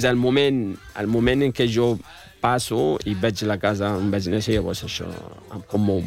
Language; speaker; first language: Catalan; non-native, fluent; Arabic